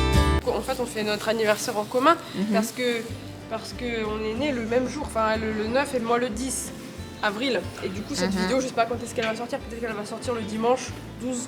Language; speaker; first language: French; native; French